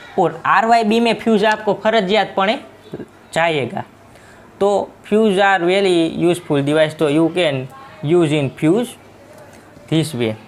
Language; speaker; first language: Hindi; non-native, local second language; Gujarati